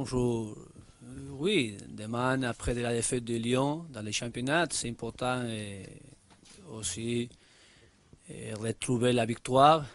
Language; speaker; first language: French; non-native, learner; Spanish